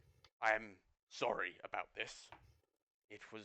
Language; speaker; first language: English; native; English